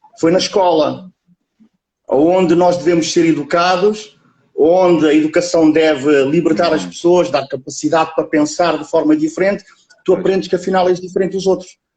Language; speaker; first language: Portuguese; early bilingual, other home language; Kabuverdianu